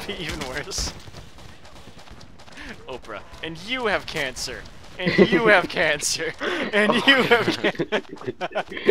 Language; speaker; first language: English; native; English